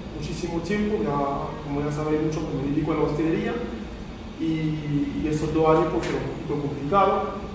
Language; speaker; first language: Spanish; early bilingual, heritage; Spanish